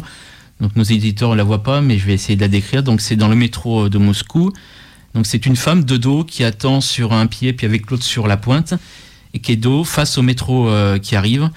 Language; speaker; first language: French; native; French